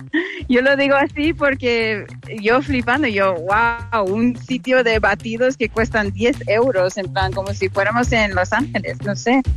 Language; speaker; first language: Spanish; non-native, fluent; English